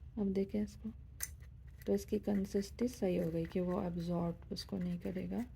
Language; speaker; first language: Urdu; native; Urdu